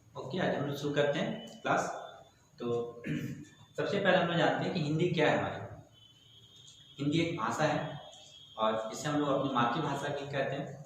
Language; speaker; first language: Hindi; native; Hindi